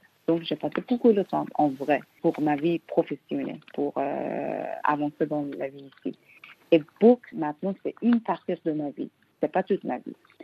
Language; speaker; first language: French; non-native, learner; Persian